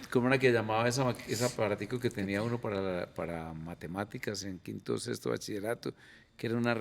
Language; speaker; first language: Spanish; native; Spanish